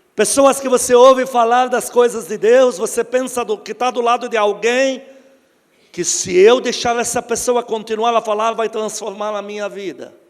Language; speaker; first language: Portuguese; non-native, fluent; Arabic